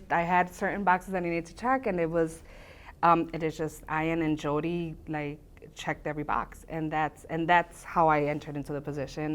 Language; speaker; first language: English; early bilingual, other home language; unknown